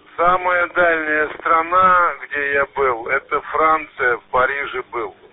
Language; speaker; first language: Russian; native; Russian